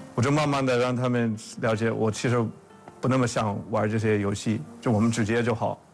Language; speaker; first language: Chinese; non-native, fluent; English